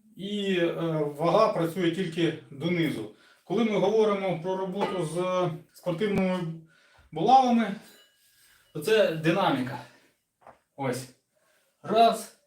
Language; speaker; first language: Ukrainian; non-native, local second language; Russian